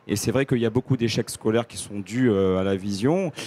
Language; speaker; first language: French; native; French